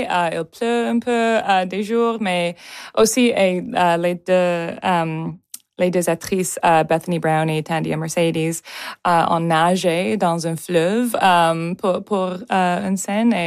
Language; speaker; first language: French; non-native, local second language; English